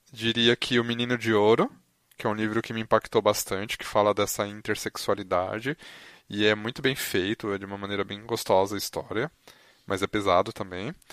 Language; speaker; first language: Portuguese; native; Portuguese